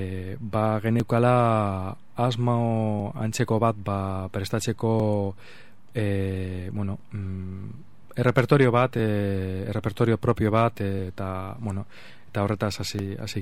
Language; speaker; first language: Basque; non-native, local second language; Spanish